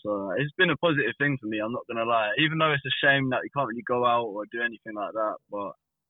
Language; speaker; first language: English; native; English